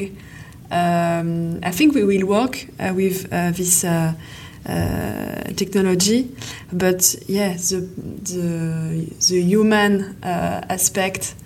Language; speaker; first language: English; non-native, fluent; French